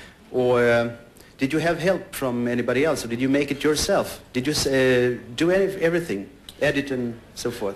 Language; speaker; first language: English; non-native, fluent; Swedish